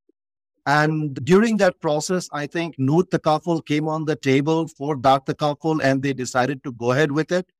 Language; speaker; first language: English; non-native, local second language; Bangla